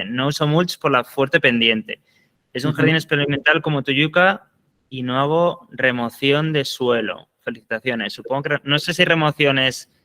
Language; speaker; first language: Spanish; native; Spanish